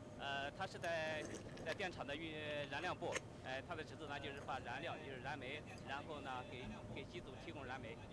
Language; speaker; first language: Chinese; native; Chinese